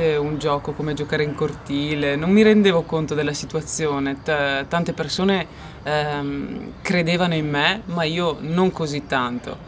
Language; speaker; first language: Italian; native; Italian